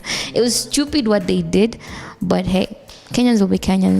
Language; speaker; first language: English; non-native, local second language; Swahili